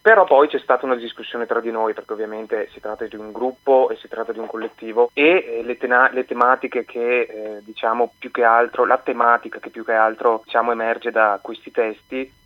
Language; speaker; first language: Italian; native; Italian